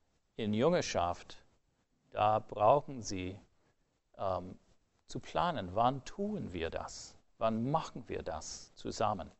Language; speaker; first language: German; non-native, fluent; English